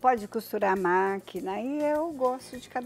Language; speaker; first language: Portuguese; native; Portuguese